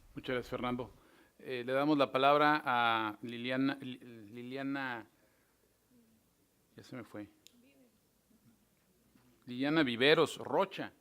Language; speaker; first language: Spanish; native; Spanish